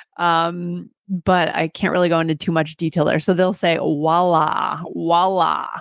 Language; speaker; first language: English; native; English